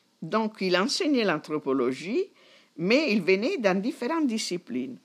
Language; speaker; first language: French; non-native, fluent; Italian